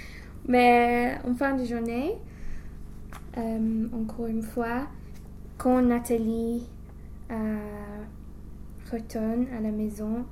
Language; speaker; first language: French; non-native, learner; English